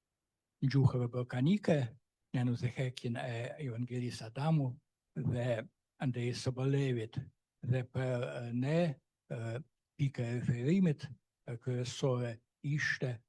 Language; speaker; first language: Albanian; non-native, fluent; Russian